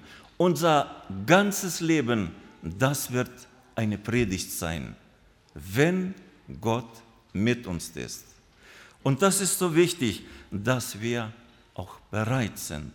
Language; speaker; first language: German; non-native, fluent; Russian